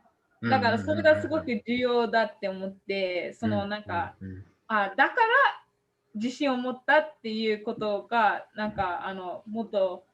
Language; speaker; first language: Japanese; non-native, fluent; English